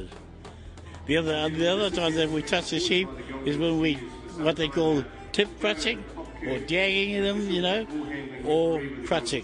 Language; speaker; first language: English; native; English